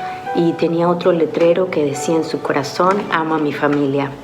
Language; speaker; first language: Spanish; native; Spanish